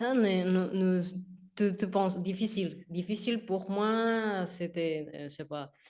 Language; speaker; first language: French; non-native, learner; Spanish